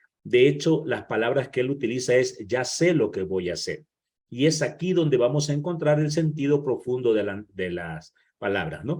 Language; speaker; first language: Spanish; native; Spanish